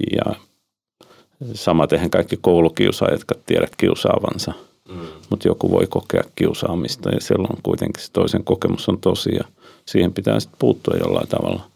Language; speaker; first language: Finnish; native; Finnish